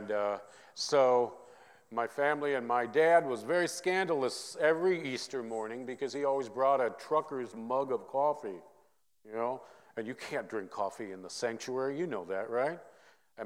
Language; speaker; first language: English; early bilingual, other home language; Vietnamese